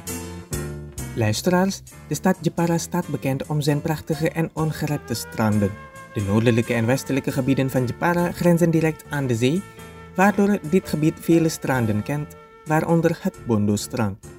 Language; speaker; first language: Dutch; non-native, fluent; Indonesian